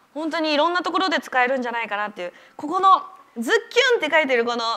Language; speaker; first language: Japanese; native; Japanese